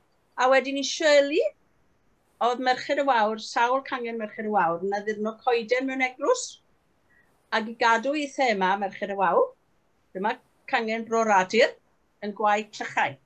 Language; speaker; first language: Welsh; native; Welsh